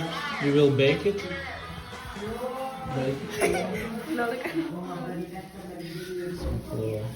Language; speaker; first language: English; non-native, learner; Russian